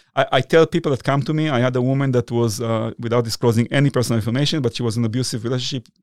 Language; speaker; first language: English; non-native, fluent; Hebrew